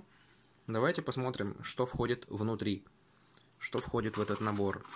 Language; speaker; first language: Russian; native; Russian